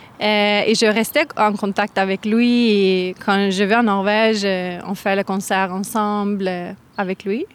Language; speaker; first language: French; non-native, fluent; Norwegian